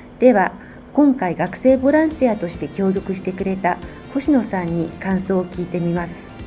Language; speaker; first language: Japanese; native; Japanese